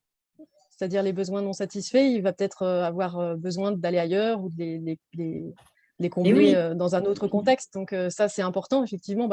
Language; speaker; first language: French; native; French